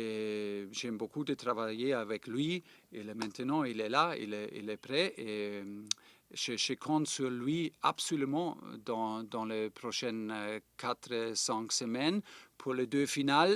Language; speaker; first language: French; non-native, fluent; German